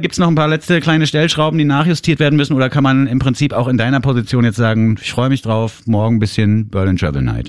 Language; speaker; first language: German; native; German